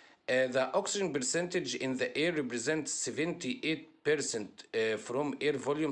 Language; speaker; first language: English; non-native, fluent; Arabic